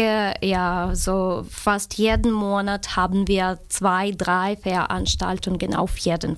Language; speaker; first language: German; non-native, fluent; Ukrainian